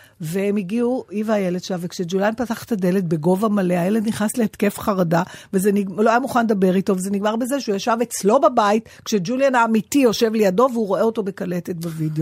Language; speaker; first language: Hebrew; native; Hebrew